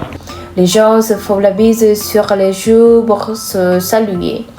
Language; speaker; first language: French; non-native, fluent; Vietnamese